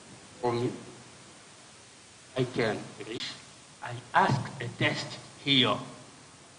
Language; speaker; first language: English; non-native, learner; French